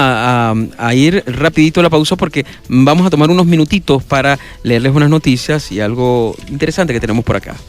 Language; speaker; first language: Spanish; native; Spanish